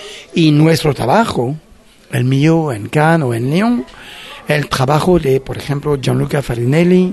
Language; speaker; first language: Spanish; non-native, fluent; French